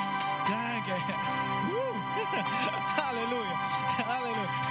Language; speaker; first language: German; native; German